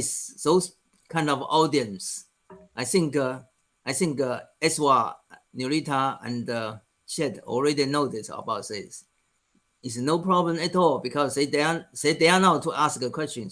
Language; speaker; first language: English; non-native, fluent; Chinese